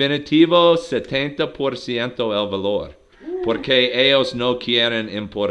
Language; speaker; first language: Spanish; non-native, learner; English